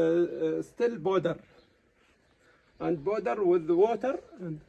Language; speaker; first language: English; non-native, learner; Arabic